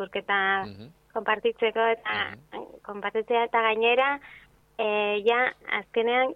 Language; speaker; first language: Basque; non-native, fluent; Spanish